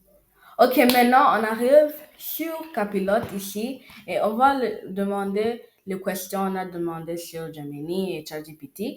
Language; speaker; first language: French; non-native, learner; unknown